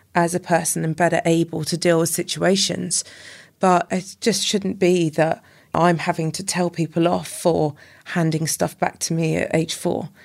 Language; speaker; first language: English; native; English